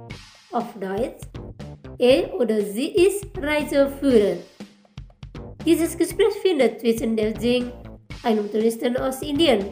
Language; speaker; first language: German; non-native, fluent; Indonesian